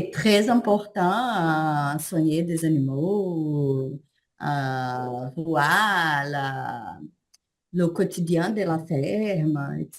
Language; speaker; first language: French; non-native, learner; Portuguese